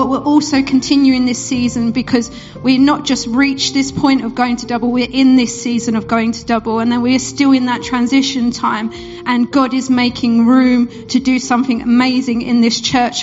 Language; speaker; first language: English; native; English